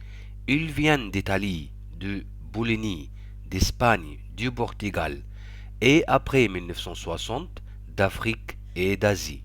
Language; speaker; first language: French; non-native, fluent; Arabic